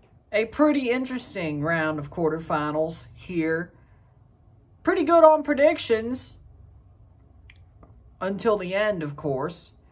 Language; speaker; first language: English; native; English